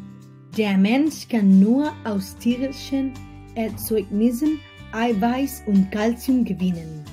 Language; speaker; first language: German; non-native, learner; Spanish